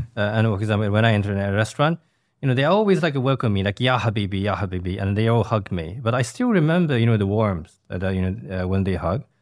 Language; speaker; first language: English; non-native, fluent; Japanese